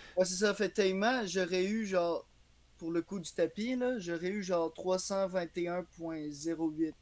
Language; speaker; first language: French; native; French